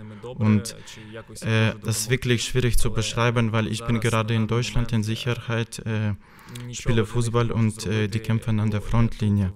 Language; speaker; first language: German; non-native, fluent; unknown